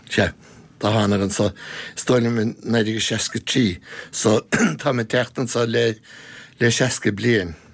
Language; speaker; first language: Irish; non-native, local second language; English